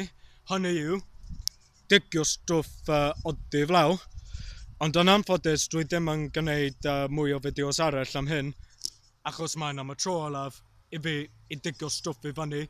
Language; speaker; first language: Welsh; non-native, learner; English